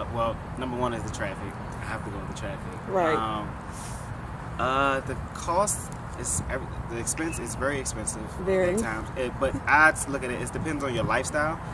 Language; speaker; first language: English; native; English